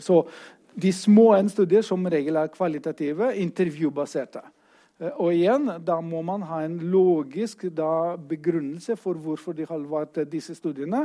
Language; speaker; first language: Norwegian; non-native, fluent; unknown